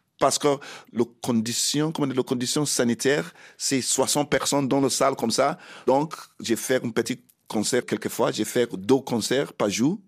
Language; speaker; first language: French; non-native, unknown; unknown